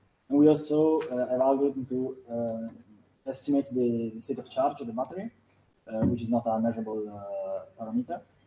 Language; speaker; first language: English; non-native, fluent; Italian